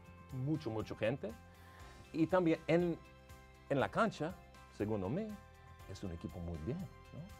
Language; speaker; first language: Spanish; non-native, fluent; English